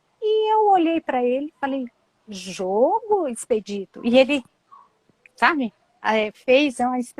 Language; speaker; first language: Portuguese; native; Portuguese